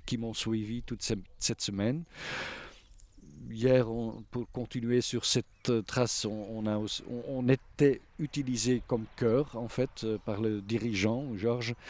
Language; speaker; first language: French; non-native, local second language; Dutch